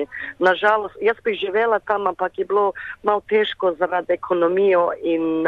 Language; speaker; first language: Slovenian; early bilingual, heritage; Slovenian